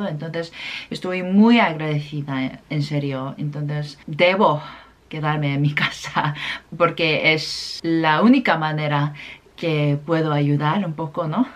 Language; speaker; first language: Spanish; non-native, fluent; Korean